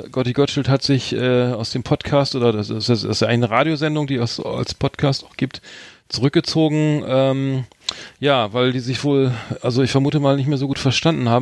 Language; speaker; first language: German; native; German